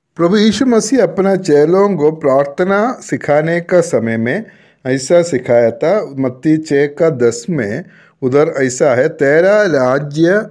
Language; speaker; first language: Hindi; non-native, local second language; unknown